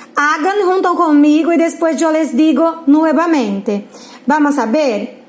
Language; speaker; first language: Spanish; non-native, fluent; Portuguese